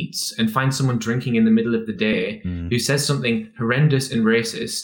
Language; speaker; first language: English; native; English